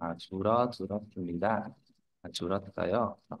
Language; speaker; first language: Korean; non-native, fluent; Vietnamese